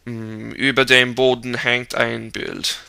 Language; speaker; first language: German; non-native, learner; English